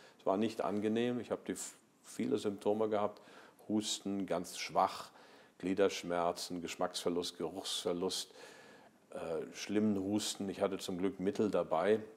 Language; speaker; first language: German; native; German